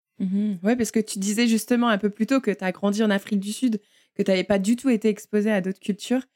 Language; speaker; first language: French; native; French